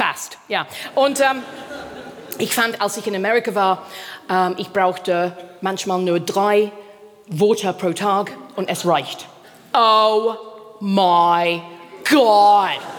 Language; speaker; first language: German; non-native, fluent; English